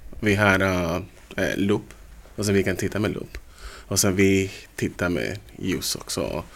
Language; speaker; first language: Swedish; non-native, fluent; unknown